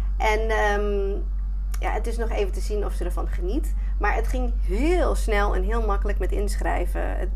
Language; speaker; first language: Dutch; non-native, fluent; English